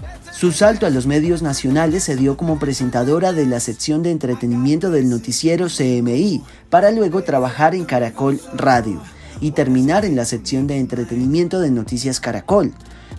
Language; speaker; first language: Spanish; native; Spanish